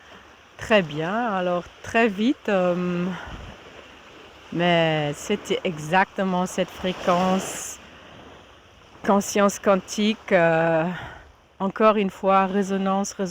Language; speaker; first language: French; non-native, fluent; German